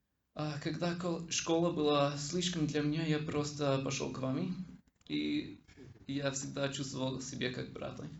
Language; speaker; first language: Russian; non-native, learner; English